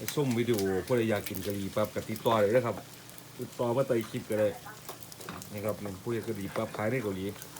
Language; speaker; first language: Thai; native; Thai